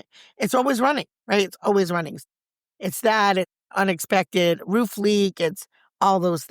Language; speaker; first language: English; native; English